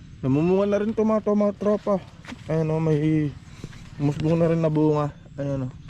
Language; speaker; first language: Filipino; non-native, local second language; Iloko